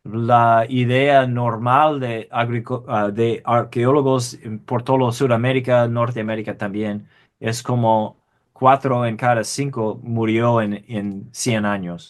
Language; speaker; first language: Spanish; non-native, fluent; English